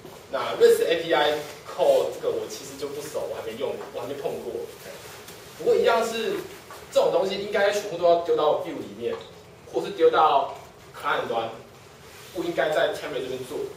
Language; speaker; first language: Chinese; native; Chinese